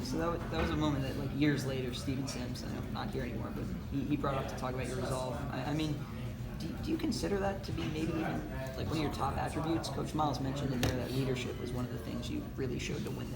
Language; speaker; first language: English; native; English